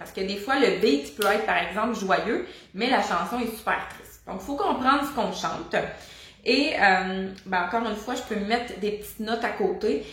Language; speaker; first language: French; native; French